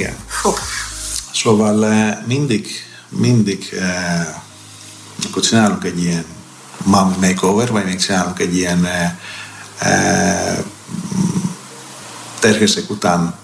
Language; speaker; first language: Hungarian; non-native, fluent; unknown